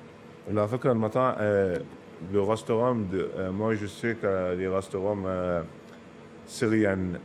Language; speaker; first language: French; non-native, learner; Arabic